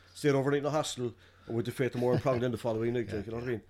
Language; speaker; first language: English; native; English